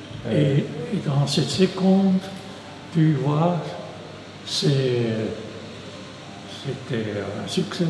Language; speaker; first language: French; non-native, local second language; German